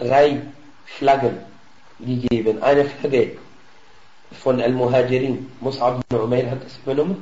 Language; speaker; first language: German; non-native, fluent; Arabic